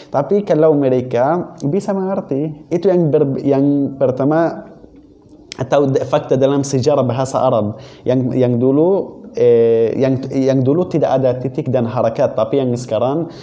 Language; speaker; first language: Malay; non-native, fluent; Arabic